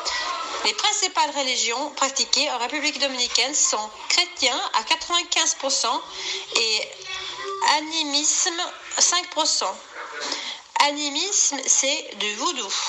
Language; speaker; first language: French; non-native, learner; Swedish